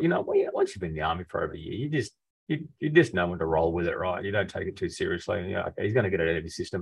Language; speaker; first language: English; native; English